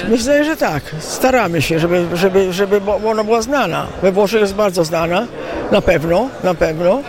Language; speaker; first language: Polish; early bilingual, heritage; Italian